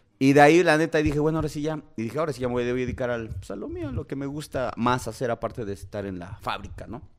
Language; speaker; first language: Spanish; native; Spanish